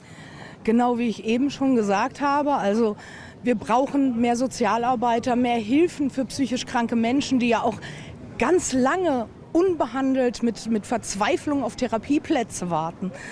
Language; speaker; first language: German; native; German